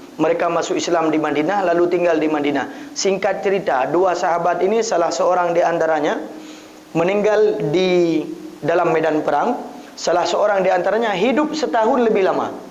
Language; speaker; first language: Malay; non-native, local second language; Achinese